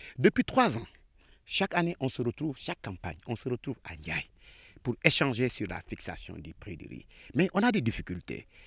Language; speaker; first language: French; non-native, local second language; Wolof